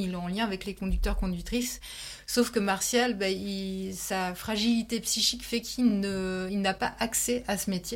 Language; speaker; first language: French; native; French